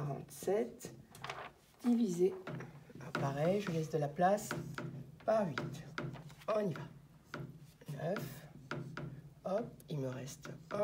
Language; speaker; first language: French; native; French